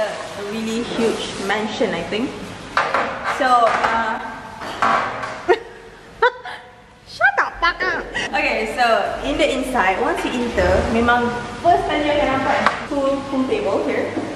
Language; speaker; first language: English; non-native, local second language; Malay